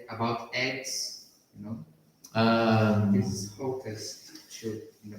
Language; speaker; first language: English; non-native, learner; Portuguese